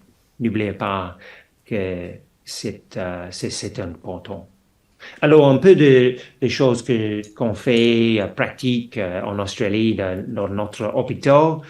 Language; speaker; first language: French; non-native, fluent; English